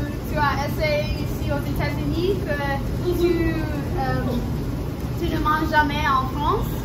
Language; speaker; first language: French; non-native, learner; English